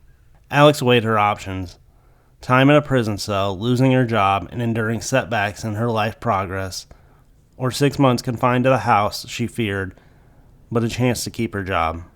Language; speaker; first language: English; native; English